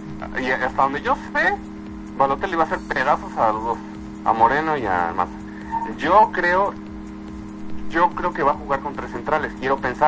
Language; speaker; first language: Spanish; native; Spanish